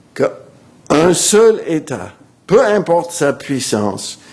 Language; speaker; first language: French; non-native, fluent; English